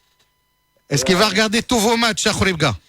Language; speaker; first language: French; native; French